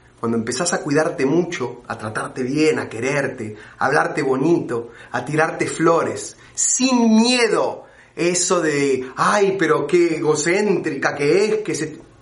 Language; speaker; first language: Spanish; native; Spanish